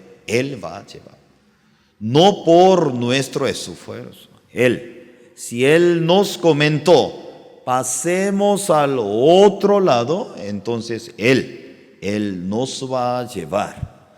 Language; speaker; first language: Spanish; non-native, learner; Korean